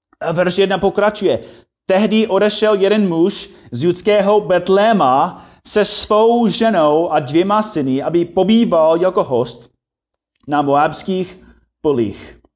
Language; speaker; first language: Czech; non-native, fluent; English